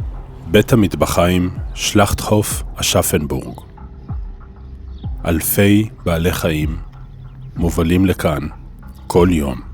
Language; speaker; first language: Hebrew; native; Hebrew